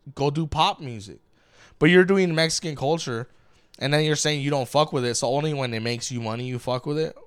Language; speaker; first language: English; early bilingual, other home language; Spanish